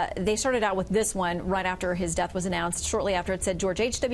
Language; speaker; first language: English; native; English